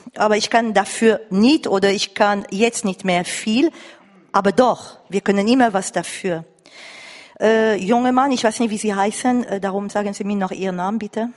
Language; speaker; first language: German; non-native, fluent; Arabic